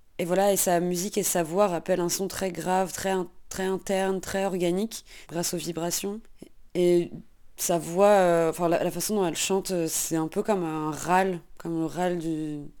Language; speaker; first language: French; native; French